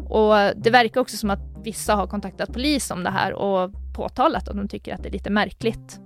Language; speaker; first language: Swedish; native; Swedish